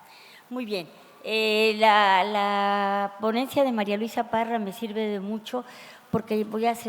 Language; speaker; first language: Spanish; native; Spanish